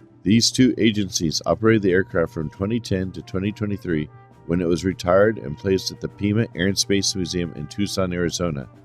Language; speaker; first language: English; native; English